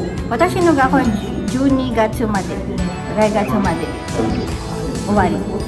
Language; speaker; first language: Japanese; non-native, learner; Filipino